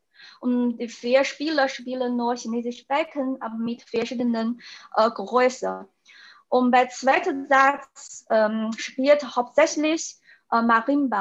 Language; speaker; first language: German; non-native, fluent; Chinese